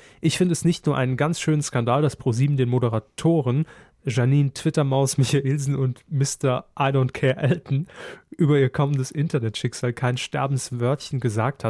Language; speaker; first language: German; native; German